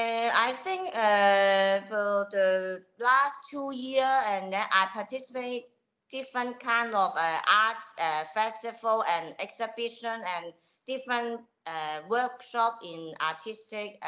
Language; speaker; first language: English; non-native, local second language; Cantonese